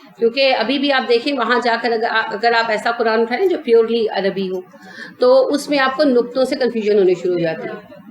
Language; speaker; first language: Urdu; native; Urdu